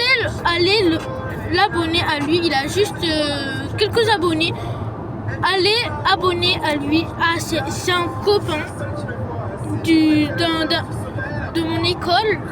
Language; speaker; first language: French; early bilingual, other home language; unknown